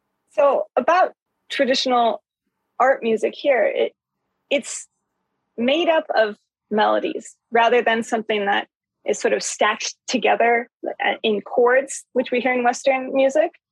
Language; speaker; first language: English; native; English